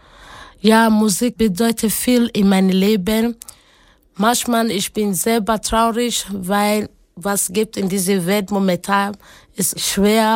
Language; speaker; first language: German; non-native, learner; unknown